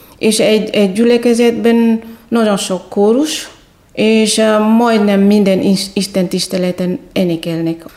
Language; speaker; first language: Hungarian; non-native, fluent; Indonesian